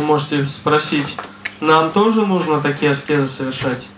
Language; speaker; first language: Russian; native; Russian